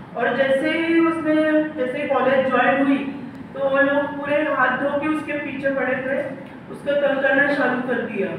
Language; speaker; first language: Hindi; non-native, local second language; Marathi